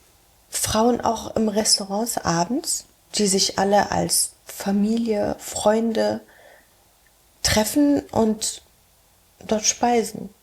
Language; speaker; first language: German; early bilingual, heritage; German